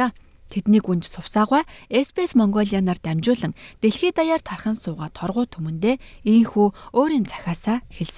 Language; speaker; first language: Mongolian; native; Mongolian